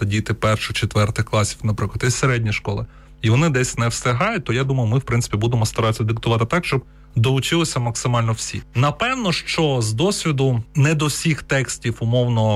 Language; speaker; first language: Ukrainian; non-native, local second language; Russian